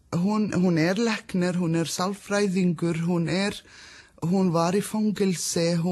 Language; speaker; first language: Icelandic; non-native, learner; Arabic